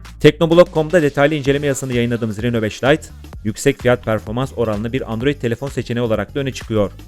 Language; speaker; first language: Turkish; native; Turkish